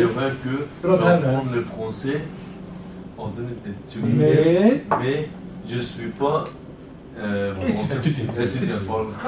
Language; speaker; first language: French; non-native, learner; Kurdish